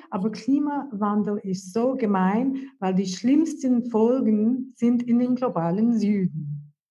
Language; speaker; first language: German; non-native, fluent; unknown